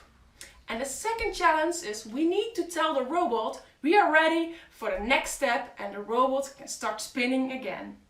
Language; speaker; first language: English; non-native, fluent; Dutch